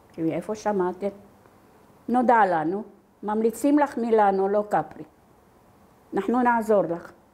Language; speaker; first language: Hebrew; non-native, fluent; Arabic